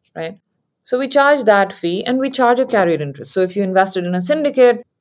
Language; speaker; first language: English; non-native, local second language; Hindi